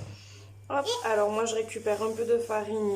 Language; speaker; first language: French; native; French